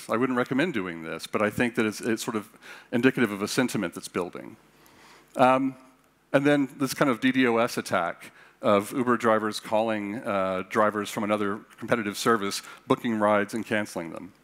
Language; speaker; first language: English; native; English